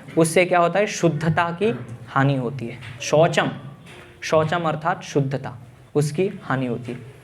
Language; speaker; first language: Hindi; native; Hindi